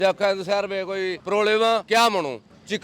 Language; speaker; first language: Italian; non-native, learner; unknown